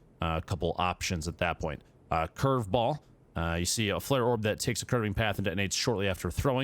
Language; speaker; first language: English; native; English